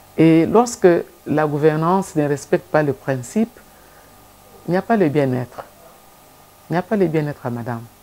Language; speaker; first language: French; non-native, local second language; Lingala